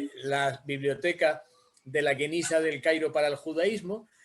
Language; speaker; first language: Spanish; native; Spanish